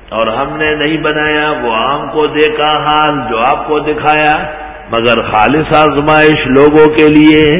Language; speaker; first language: Urdu; non-native, local second language; Pashto